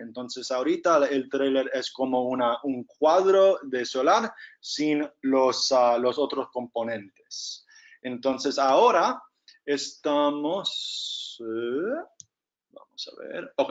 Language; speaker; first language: Spanish; non-native, fluent; English